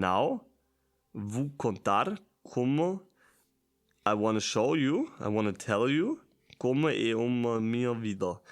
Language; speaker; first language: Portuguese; non-native, learner; German